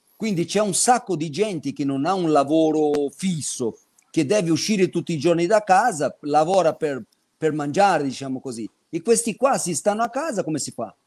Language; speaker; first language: Italian; non-native, fluent; Portuguese